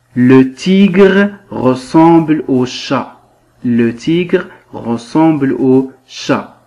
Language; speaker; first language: French; non-native, local second language; Arabic